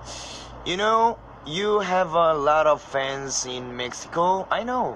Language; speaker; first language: English; non-native, learner; Korean